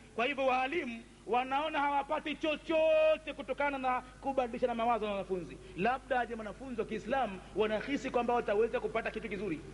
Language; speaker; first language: Swahili; native; Swahili